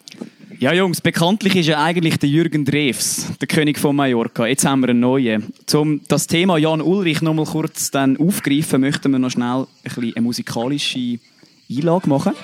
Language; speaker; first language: German; native; German